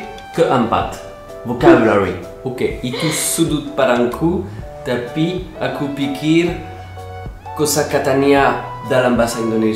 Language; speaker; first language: Indonesian; non-native, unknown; French